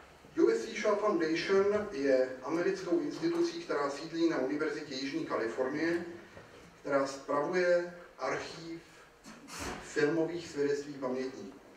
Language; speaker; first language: Czech; native; Czech